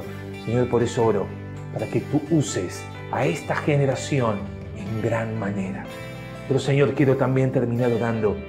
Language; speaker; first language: Spanish; native; Spanish